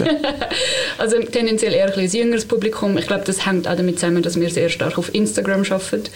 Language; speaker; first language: German; native; German